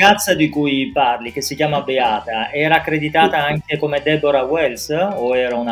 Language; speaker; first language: Italian; native; Italian